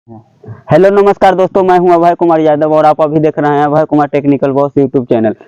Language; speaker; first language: Hindi; native; Hindi